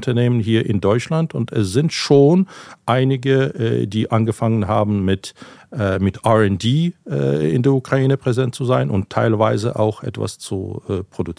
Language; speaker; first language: German; non-native, fluent; Ukrainian